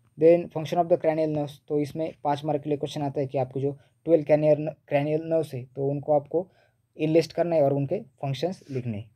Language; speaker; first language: Hindi; non-native, local second language; Marathi